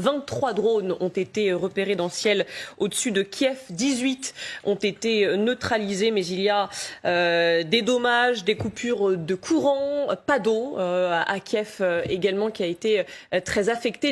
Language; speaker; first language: French; native; French